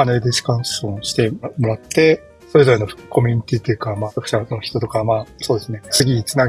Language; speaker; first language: Japanese; native; Japanese